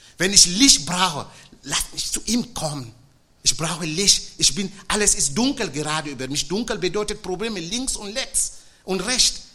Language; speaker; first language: German; non-native, fluent; French